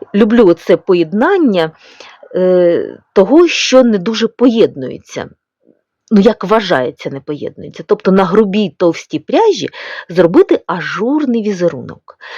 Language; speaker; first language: Ukrainian; non-native, local second language; Russian